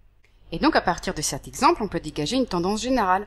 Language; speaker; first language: French; native; French